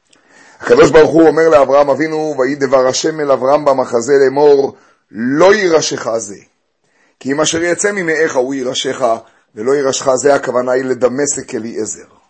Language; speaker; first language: Hebrew; native; Hebrew